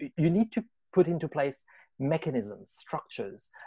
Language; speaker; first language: English; non-native, fluent; French